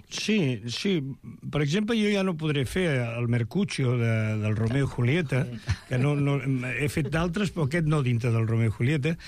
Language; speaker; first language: Catalan; non-native, local second language; Spanish